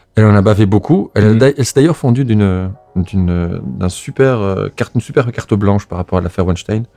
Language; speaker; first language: French; native; French